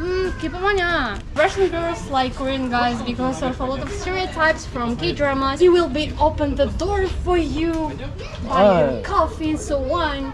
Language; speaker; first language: English; non-native, learner; Russian